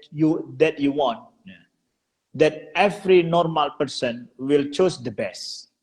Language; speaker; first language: English; non-native, learner; Indonesian